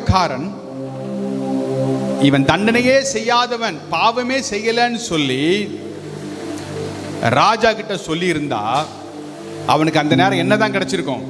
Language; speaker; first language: Tamil; native; Tamil